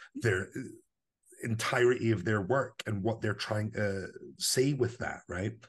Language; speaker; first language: English; native; English